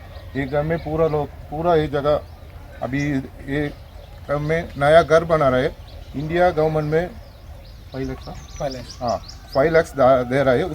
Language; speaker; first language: Hindi; non-native, learner; Tamil